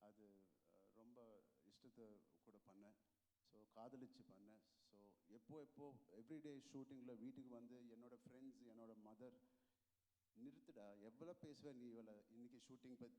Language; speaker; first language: Tamil; non-native, local second language; Telugu